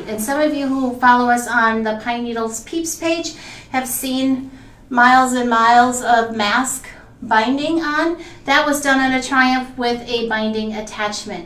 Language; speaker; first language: English; native; English